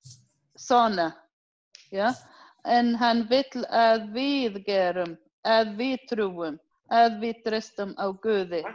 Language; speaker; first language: Icelandic; non-native, learner; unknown